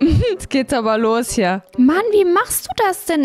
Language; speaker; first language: German; native; German